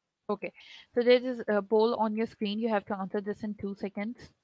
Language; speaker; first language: English; non-native, local second language; Urdu